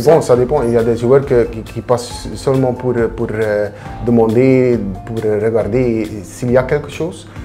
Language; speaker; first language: French; non-native, local second language; Dutch